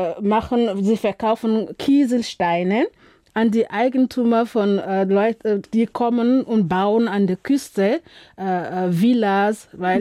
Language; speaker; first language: German; non-native, fluent; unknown